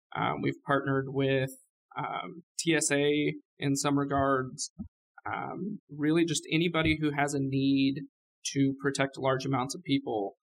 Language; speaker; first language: English; native; English